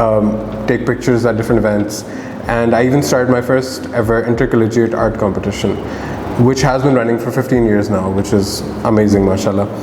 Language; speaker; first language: English; non-native, local second language; Urdu